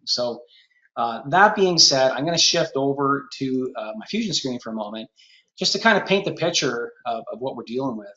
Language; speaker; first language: English; native; English